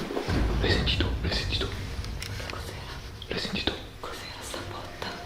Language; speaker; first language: Italian; native; Italian